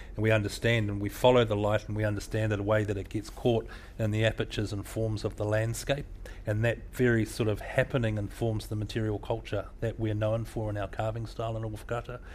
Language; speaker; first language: English; native; English